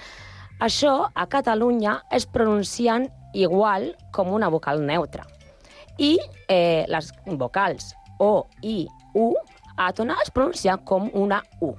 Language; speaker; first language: Catalan; non-native, learner; Spanish